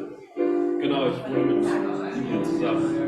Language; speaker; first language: German; early bilingual, other home language; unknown